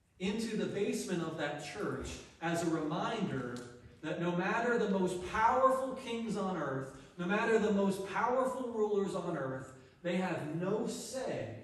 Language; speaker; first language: English; native; English